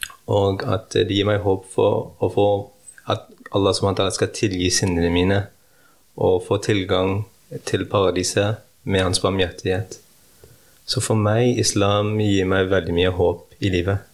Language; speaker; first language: Norwegian; early bilingual, heritage; Norwegian